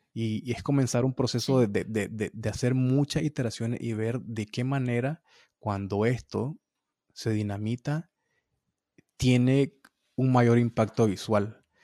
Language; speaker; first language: Spanish; native; Spanish